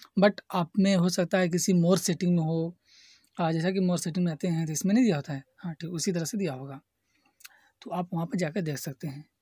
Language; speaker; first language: Hindi; native; Hindi